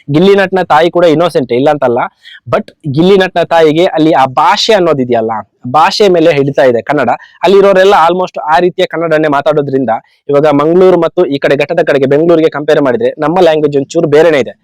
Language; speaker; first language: Kannada; non-native, local second language; Tulu